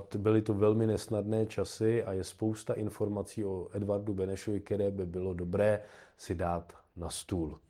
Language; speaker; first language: Czech; native; Czech